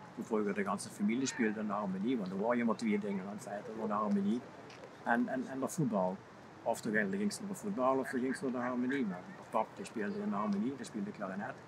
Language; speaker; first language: Dutch; native; Dutch